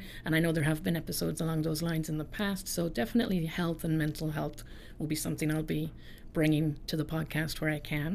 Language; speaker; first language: English; native; English